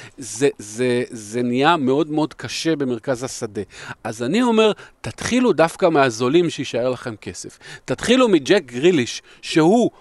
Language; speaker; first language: Hebrew; native; Hebrew